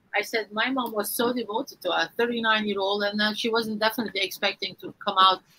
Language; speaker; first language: English; non-native, fluent; Arabic